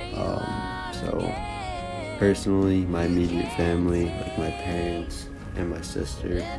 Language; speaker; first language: English; early bilingual, other home language; Italian